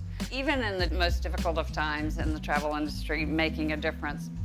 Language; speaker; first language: English; native; English